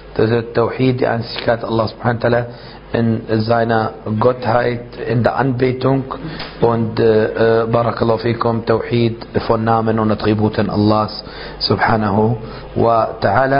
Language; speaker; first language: German; non-native, fluent; Arabic